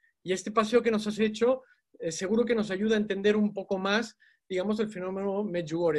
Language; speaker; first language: Spanish; native; Spanish